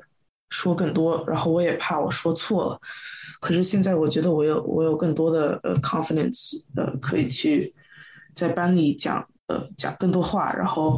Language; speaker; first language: Chinese; early bilingual, heritage; Chinese